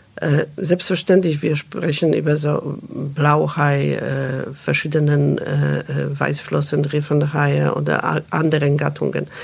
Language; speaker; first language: German; non-native, fluent; Polish